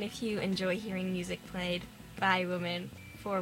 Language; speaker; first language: English; native; English